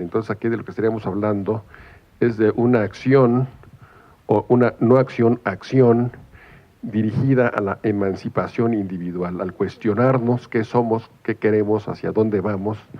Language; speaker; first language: Spanish; native; Spanish